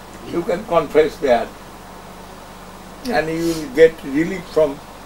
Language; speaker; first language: English; non-native, local second language; Bangla